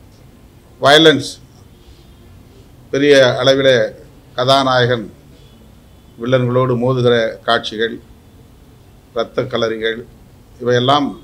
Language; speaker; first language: Tamil; native; Tamil